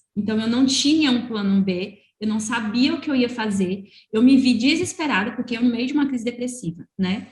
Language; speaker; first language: Portuguese; native; Portuguese